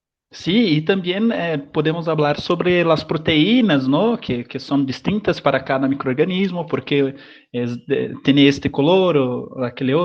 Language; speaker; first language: Spanish; non-native, learner; Portuguese